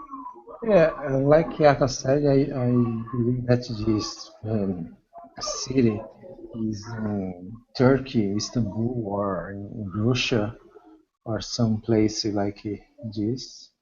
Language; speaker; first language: English; non-native, learner; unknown